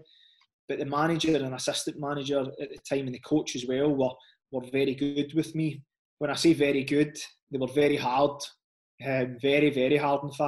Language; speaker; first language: English; native; English